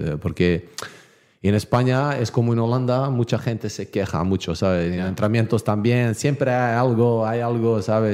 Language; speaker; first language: Spanish; non-native, learner; Bosnian